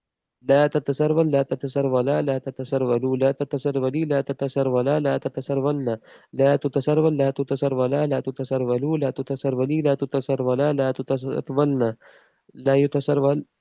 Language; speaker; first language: Arabic; non-native, learner; Urdu